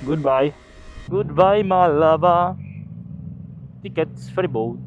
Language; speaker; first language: English; non-native, learner; Czech